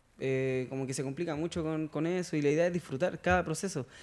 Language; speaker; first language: Spanish; native; Spanish